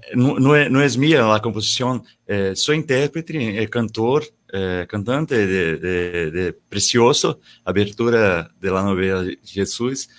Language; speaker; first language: Spanish; non-native, learner; Portuguese